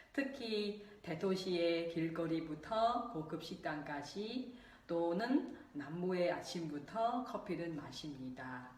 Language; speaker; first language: Korean; non-native, local second language; Vietnamese